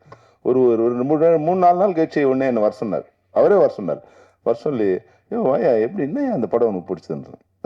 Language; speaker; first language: Tamil; native; Tamil